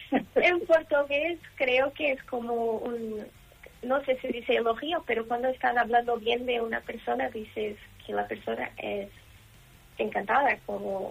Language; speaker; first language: Spanish; non-native, learner; Portuguese